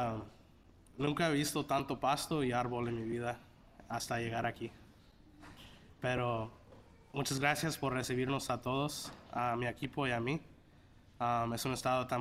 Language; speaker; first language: Spanish; early bilingual, heritage; Spanish